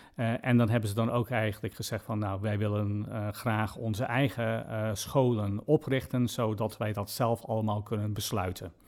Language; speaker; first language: Dutch; non-native, fluent; English